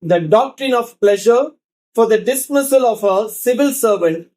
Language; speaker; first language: English; non-native, local second language; Tamil